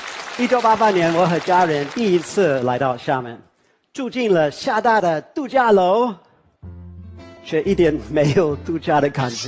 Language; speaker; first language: Chinese; non-native, fluent; English